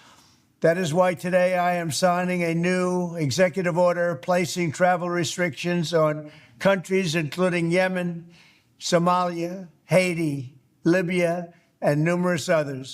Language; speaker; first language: English; native; English